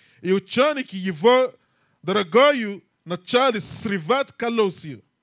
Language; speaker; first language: Russian; non-native, learner; English